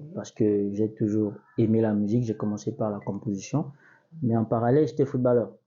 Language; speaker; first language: French; non-native, local second language; Basaa